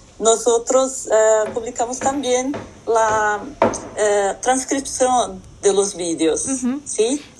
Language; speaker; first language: Portuguese; non-native, learner; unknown